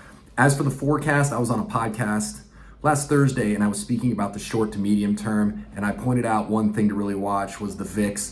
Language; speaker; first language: English; native; English